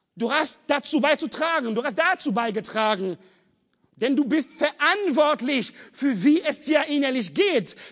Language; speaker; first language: German; non-native, fluent; French